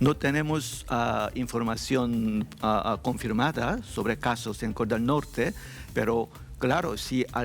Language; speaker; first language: Spanish; non-native, learner; Korean